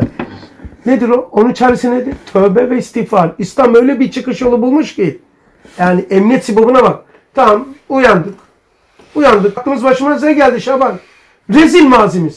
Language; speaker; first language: Turkish; native; Turkish